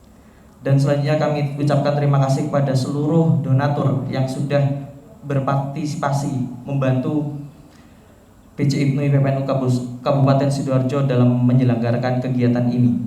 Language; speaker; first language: Indonesian; native; Indonesian